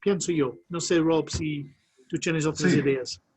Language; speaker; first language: Spanish; non-native, fluent; English